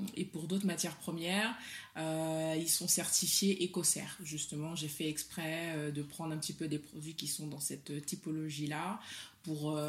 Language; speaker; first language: French; non-native, local second language; Soninke